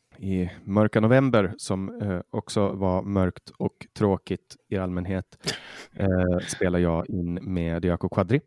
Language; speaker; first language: Swedish; native; Swedish